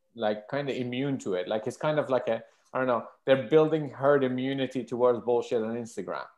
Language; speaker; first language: English; non-native, fluent; Persian